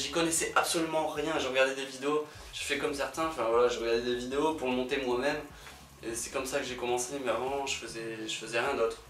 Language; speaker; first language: French; native; French